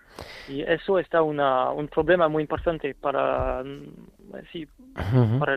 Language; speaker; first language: Spanish; non-native, fluent; French